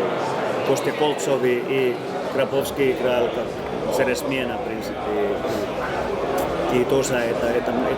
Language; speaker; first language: Russian; non-native, learner; Finnish